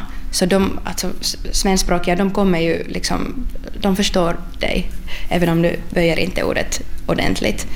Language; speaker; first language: Swedish; non-native, local second language; Finnish